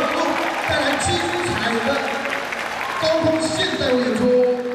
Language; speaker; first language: Chinese; native; Chinese